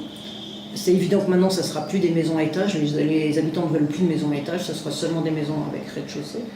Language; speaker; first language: French; native; French